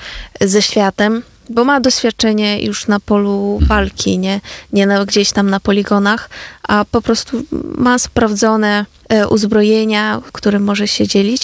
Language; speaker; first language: Polish; non-native, fluent; Ukrainian